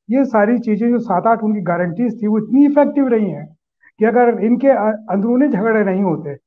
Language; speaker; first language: Hindi; native; Hindi